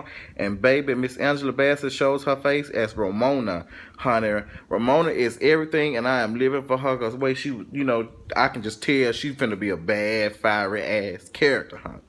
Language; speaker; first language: English; native; English